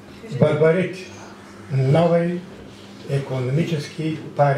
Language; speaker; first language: Russian; non-native, learner; Bulgarian